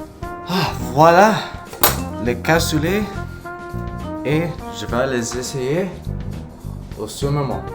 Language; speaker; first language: French; non-native, learner; English